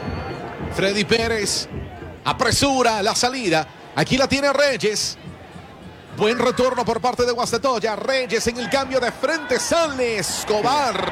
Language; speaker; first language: Spanish; native; Spanish